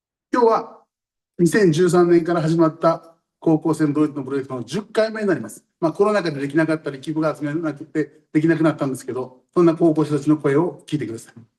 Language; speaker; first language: Japanese; native; Japanese